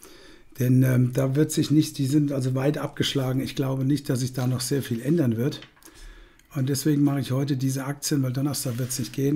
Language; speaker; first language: German; native; German